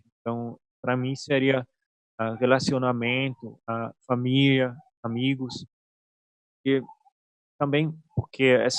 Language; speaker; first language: Portuguese; non-native, fluent; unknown